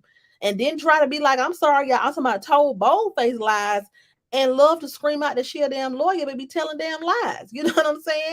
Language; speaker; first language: English; native; English